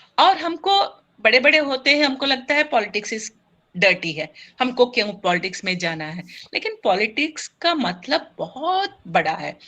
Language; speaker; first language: Hindi; non-native, local second language; Kannada